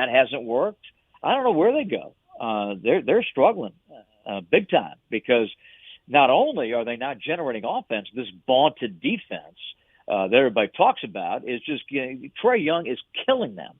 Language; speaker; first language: English; native; English